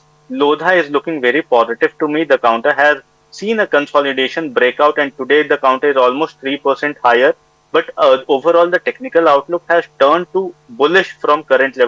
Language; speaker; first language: English; non-native, local second language; Hindi